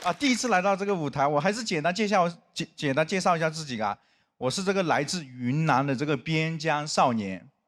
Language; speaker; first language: Chinese; non-native, local second language; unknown